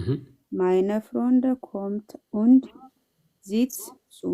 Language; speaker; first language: German; non-native, learner; Amharic